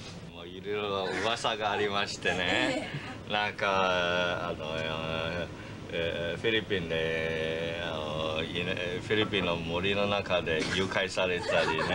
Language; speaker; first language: Japanese; non-native, fluent; Chinese